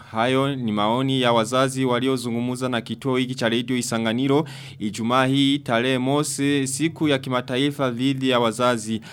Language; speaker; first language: Swahili; non-native, local second language; Rundi